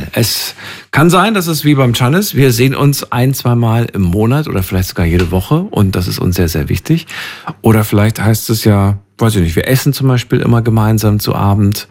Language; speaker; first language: German; native; German